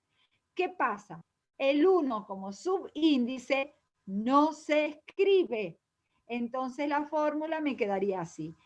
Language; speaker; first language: Spanish; native; Spanish